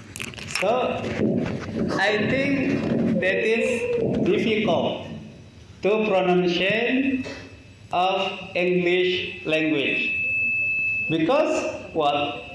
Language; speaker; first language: English; non-native, learner; Indonesian